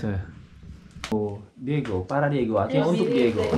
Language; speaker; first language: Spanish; non-native, learner; Indonesian